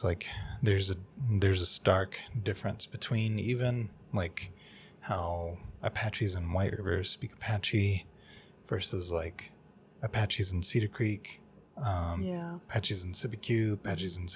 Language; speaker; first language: English; native; English